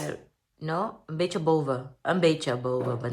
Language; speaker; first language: Dutch; non-native, learner; Cebuano